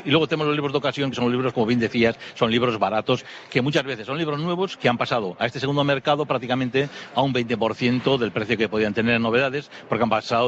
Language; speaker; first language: Spanish; native; Spanish